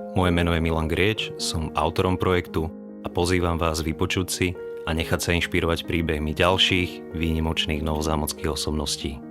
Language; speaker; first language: Slovak; native; Slovak